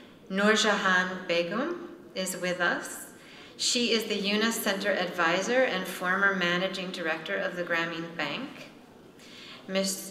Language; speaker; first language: English; native; English